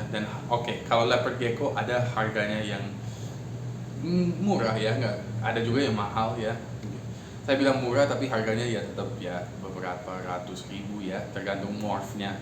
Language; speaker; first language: Indonesian; non-native, fluent; English